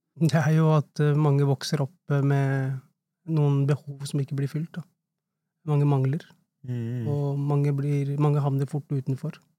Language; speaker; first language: Norwegian; early bilingual, other home language; Urdu